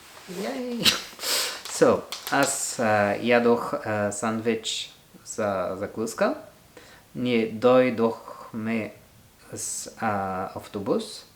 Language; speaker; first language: Bulgarian; non-native, learner; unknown